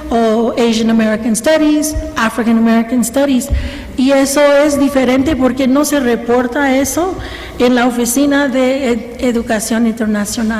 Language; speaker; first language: Spanish; early bilingual, heritage; Spanish